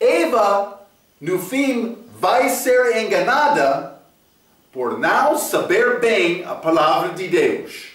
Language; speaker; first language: Portuguese; non-native, fluent; English